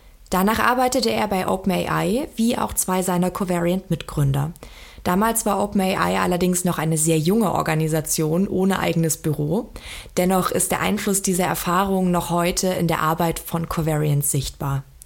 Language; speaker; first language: German; native; German